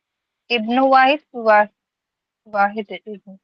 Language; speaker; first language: Arabic; non-native, learner; Urdu